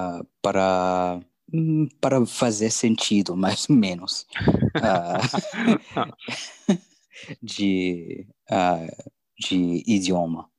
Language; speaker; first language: Portuguese; non-native, learner; English